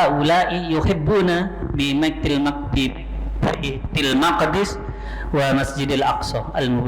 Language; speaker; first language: Arabic; non-native, learner; Indonesian